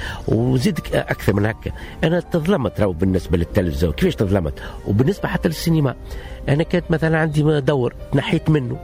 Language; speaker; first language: Arabic; native; Arabic